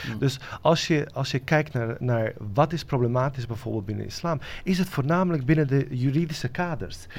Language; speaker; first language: Dutch; non-native, fluent; Bosnian